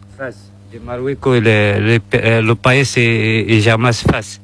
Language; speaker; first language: Spanish; non-native, learner; Arabic